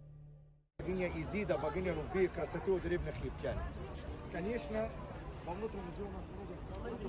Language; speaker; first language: Russian; non-native, learner; Arabic